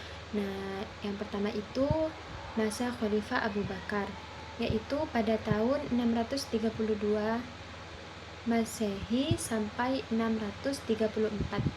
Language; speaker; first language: Indonesian; non-native, local second language; Madurese